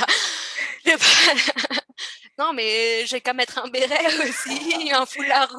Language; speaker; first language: French; native; French